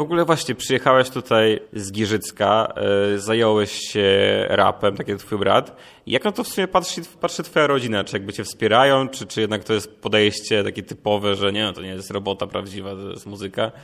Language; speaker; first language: Polish; native; Polish